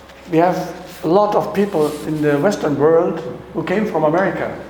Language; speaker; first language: English; non-native, fluent; German